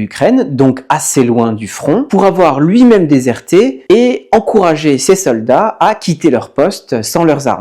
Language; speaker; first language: French; native; French